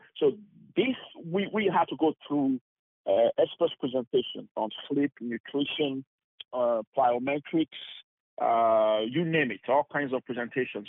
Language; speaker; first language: English; non-native, local second language; Bini